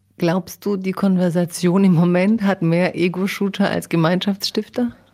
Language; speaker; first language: German; early bilingual, other home language; Croatian